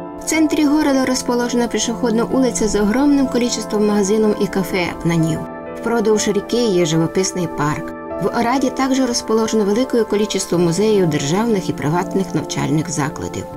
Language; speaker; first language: Ukrainian; native; Ukrainian